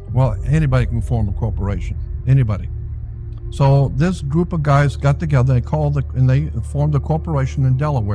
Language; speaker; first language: English; native; English